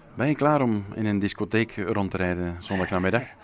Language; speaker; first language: Dutch; native; Dutch